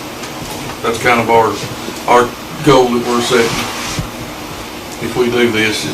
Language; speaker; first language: English; native; English